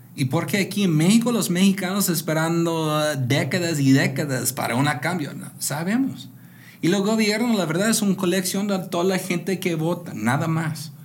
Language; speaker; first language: Spanish; non-native, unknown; English